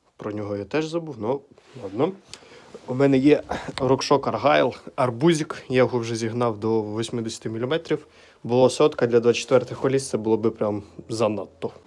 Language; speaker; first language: Ukrainian; non-native, local second language; Russian